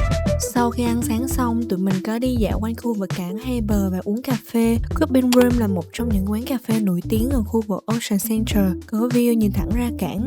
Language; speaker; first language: Vietnamese; native; Vietnamese